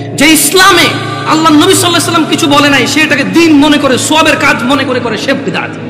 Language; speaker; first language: Bangla; early bilingual, heritage; Bangla